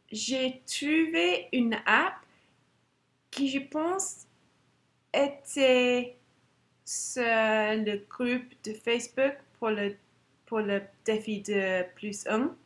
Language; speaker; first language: French; non-native, learner; English